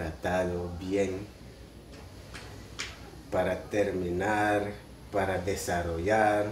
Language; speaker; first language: Spanish; non-native, local second language; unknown